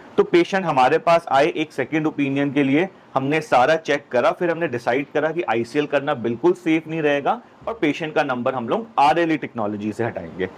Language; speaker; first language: Hindi; native; Hindi